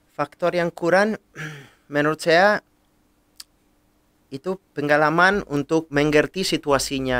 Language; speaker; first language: Indonesian; non-native, fluent; Italian